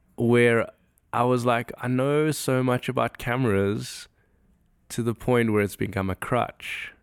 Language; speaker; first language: English; native; English